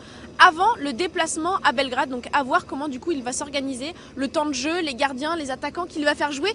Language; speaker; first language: French; native; French